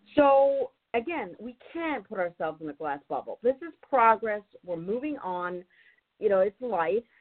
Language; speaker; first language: English; non-native, fluent; German